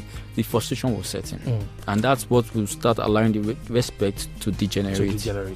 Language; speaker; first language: English; non-native, local second language; Yoruba